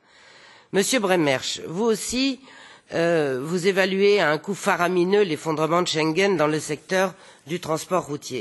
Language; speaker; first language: French; native; French